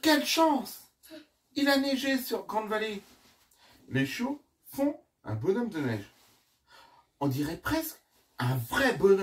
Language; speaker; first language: French; native; French